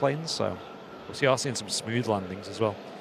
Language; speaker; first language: English; native; English